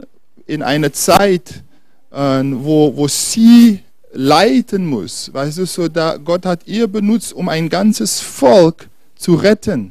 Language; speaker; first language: German; non-native, fluent; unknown